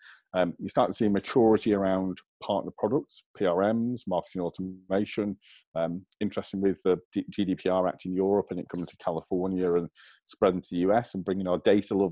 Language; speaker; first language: English; native; English